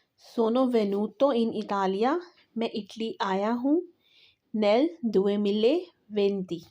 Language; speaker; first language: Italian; non-native, learner; Urdu